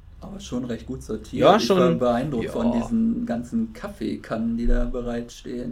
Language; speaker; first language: German; native; German